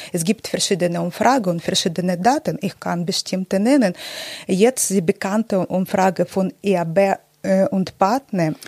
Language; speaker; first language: German; non-native, learner; Ukrainian